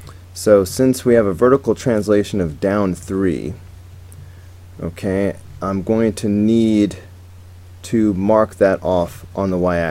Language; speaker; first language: English; native; English